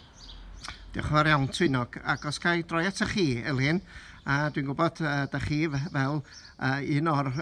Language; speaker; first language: Welsh; native; Welsh